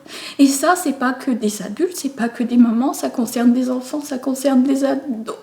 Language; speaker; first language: French; native; French